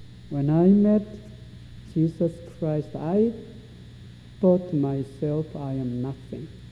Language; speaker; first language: English; non-native, fluent; Korean